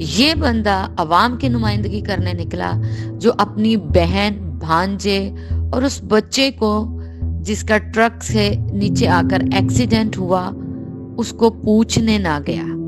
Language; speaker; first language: Urdu; native; Urdu